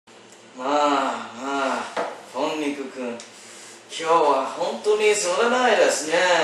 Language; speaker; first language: Japanese; non-native, learner; English